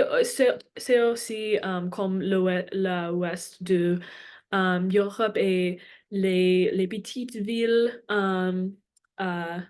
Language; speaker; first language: French; non-native, learner; English